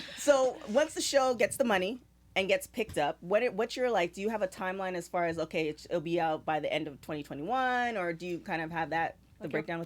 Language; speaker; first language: English; native; English